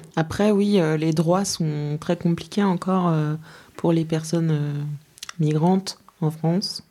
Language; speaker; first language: French; native; French